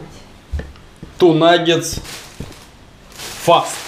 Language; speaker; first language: English; non-native, learner; Russian